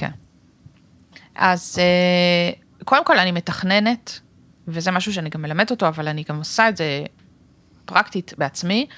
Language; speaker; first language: Hebrew; native; Hebrew